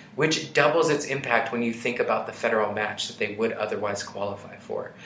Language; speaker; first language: English; native; English